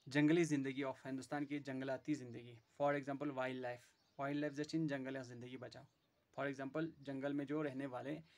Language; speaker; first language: Hindi; non-native, local second language; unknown